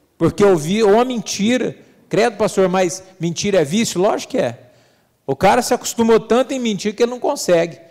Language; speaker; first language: Portuguese; native; Portuguese